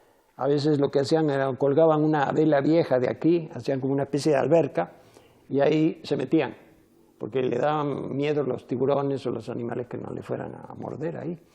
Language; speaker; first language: Spanish; native; Spanish